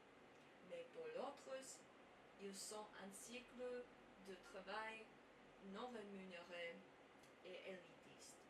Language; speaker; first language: French; non-native, learner; English